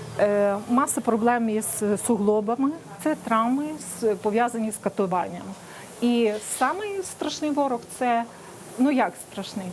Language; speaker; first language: Ukrainian; native; Ukrainian